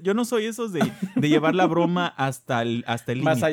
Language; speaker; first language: Spanish; native; Spanish